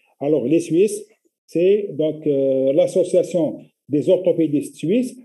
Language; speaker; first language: French; non-native, local second language; Arabic